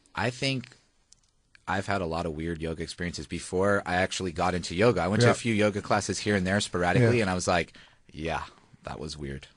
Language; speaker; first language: English; native; English